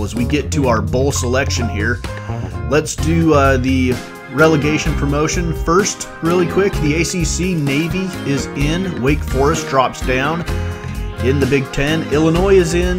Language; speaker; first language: English; native; English